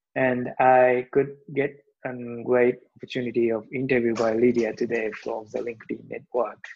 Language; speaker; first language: English; non-native, learner; Japanese